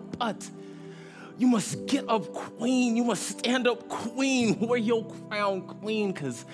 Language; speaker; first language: English; native; English